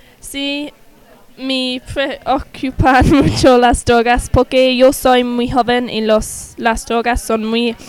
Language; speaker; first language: Spanish; non-native, learner; English